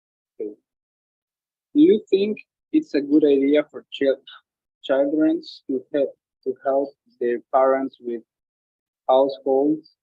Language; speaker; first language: English; non-native, learner; Spanish